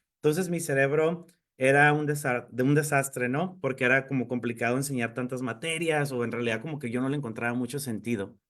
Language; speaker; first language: Spanish; native; Spanish